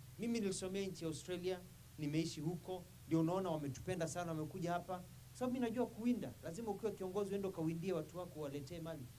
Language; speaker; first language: Swahili; non-native, local second language; Kamba